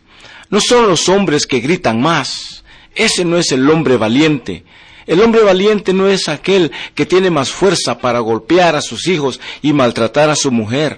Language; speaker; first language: Spanish; native; Spanish